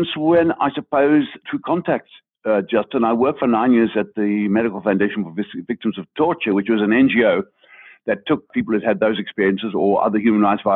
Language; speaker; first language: English; native; English